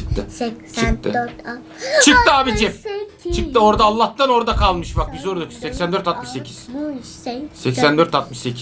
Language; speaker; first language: Turkish; native; Turkish